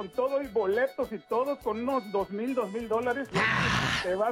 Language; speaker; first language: Spanish; native; Spanish